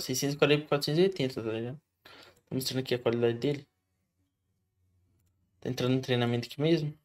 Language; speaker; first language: Portuguese; native; Portuguese